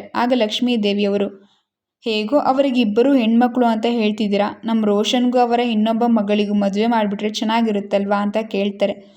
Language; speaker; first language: Kannada; native; Kannada